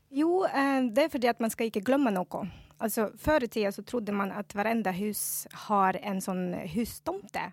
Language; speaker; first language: Norwegian; non-native, fluent; Russian